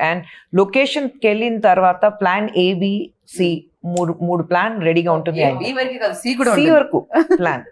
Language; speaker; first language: Telugu; non-native, local second language; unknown